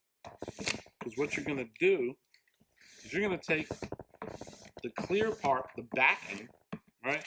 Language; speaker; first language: English; native; English